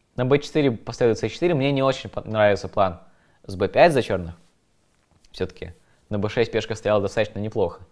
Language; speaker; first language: Russian; native; Russian